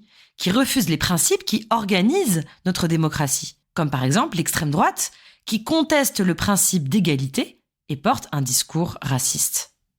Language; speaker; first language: French; native; French